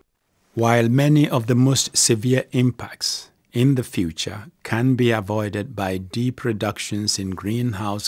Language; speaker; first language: English; non-native, local second language; Akan